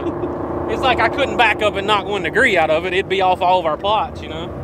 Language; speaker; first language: English; native; English